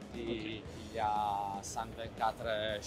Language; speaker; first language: French; non-native, learner; Italian